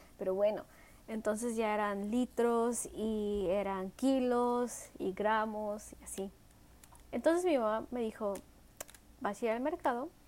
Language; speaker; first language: Spanish; early bilingual, heritage; Spanish